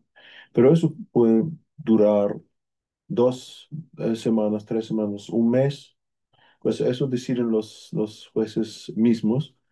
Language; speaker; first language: Spanish; non-native, fluent; German